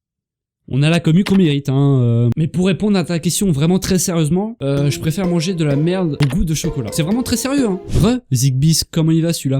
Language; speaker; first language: French; native; French